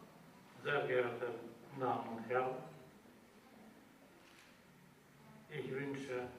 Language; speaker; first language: German; non-native, fluent; Albanian